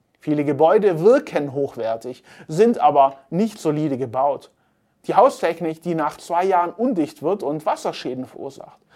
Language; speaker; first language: German; native; German